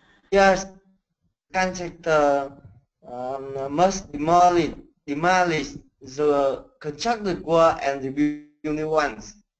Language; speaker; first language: English; non-native, learner; Vietnamese